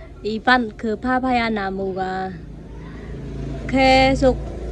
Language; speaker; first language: Korean; non-native, fluent; Khmer